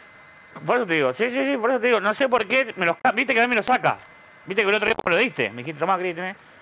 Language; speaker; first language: Spanish; native; Spanish